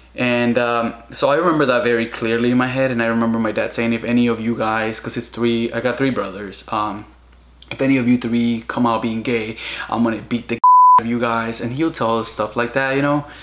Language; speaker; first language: English; early bilingual, other home language; Spanish